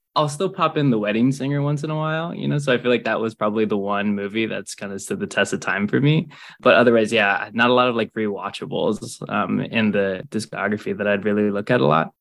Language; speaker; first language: English; native; English